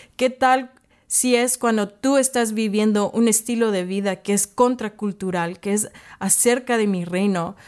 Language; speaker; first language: Spanish; early bilingual, heritage; English